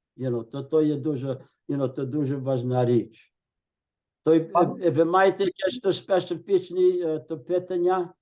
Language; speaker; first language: Ukrainian; early bilingual, heritage; Ukrainian